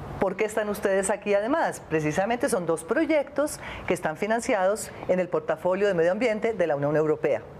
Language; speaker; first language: Spanish; native; Spanish